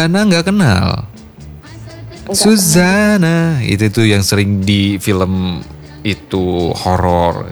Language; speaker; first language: Indonesian; native; Indonesian